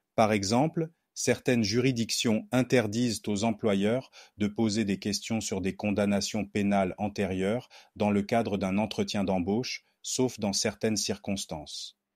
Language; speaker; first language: French; non-native, local second language; Haitian Creole